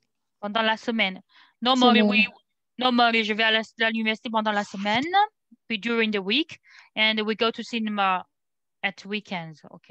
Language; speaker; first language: French; non-native, fluent; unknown